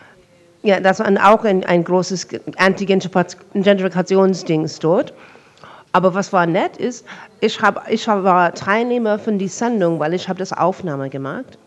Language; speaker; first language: German; non-native, fluent; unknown